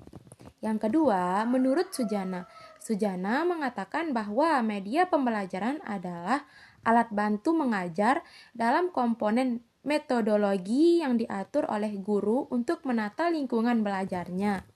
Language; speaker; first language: Indonesian; native; Indonesian